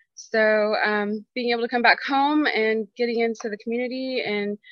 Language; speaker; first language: English; native; English